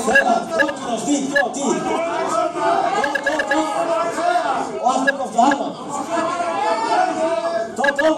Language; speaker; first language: Greek; native; Greek